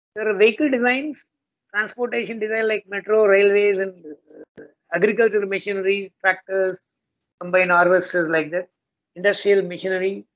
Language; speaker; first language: English; non-native, local second language; Tamil